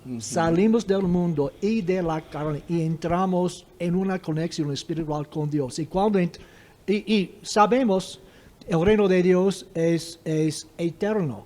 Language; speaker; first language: Spanish; non-native, fluent; English